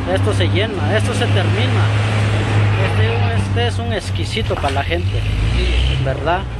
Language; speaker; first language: Spanish; native; Spanish